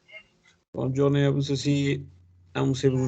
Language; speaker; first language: French; non-native, fluent; Spanish